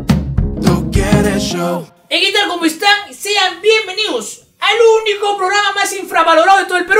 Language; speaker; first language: Spanish; native; Spanish